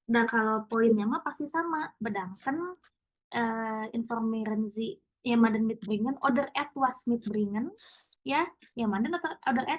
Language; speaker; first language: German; non-native, fluent; Indonesian